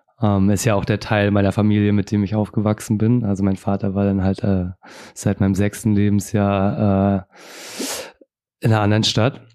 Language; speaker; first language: German; native; German